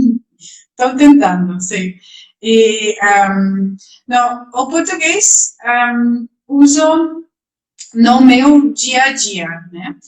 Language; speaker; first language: Portuguese; non-native, learner; Dutch